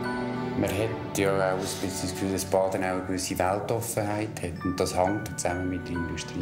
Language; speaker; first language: German; native; German